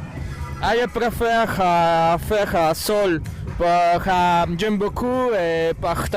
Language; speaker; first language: French; non-native, learner; Spanish